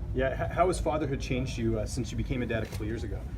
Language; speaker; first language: English; native; English